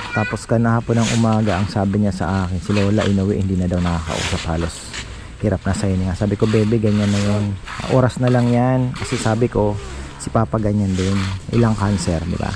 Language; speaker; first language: Filipino; non-native, local second language; Bikol